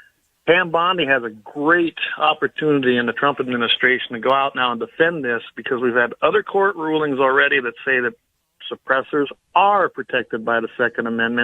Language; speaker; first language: English; native; English